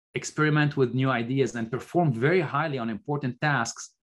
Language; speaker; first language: English; non-native, fluent; Arabic